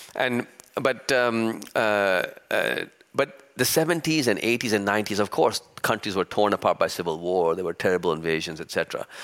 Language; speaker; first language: English; early bilingual, other home language; Urdu